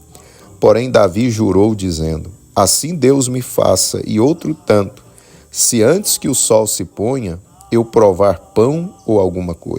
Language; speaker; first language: Portuguese; native; Portuguese